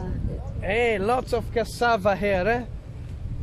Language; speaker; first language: English; non-native, fluent; Portuguese